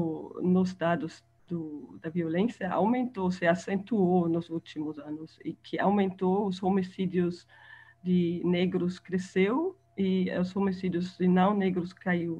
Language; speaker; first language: Portuguese; non-native, fluent; German